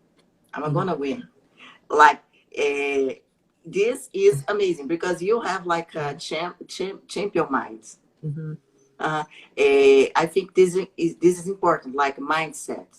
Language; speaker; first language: English; non-native, learner; Portuguese